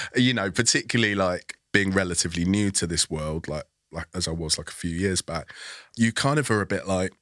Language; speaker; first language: English; early bilingual, other home language; Yoruba